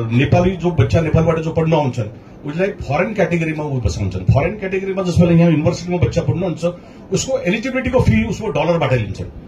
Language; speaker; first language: Nepali; early bilingual, heritage; Nepali